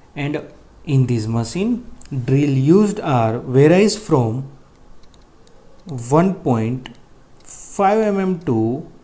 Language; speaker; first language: English; non-native, local second language; Gujarati